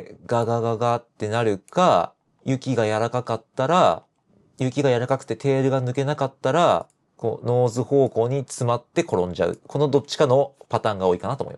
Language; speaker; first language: Japanese; native; Japanese